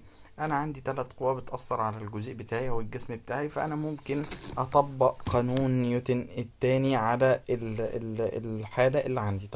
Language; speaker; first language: Arabic; native; Arabic